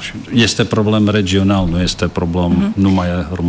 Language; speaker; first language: Romanian; non-native, fluent; Czech